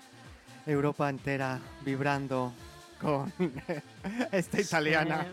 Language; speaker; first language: Spanish; native; Spanish